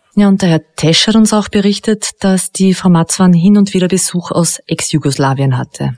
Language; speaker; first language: German; native; German